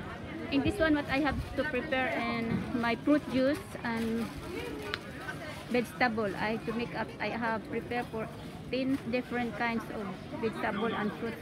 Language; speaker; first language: English; non-native, local second language; Filipino